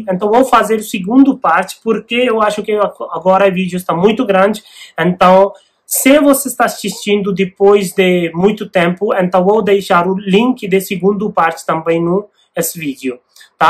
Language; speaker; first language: Portuguese; non-native, learner; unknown